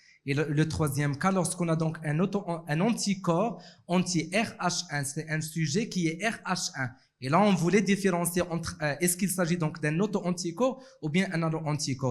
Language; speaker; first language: French; non-native, local second language; Arabic